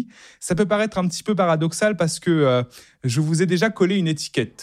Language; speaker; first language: French; native; French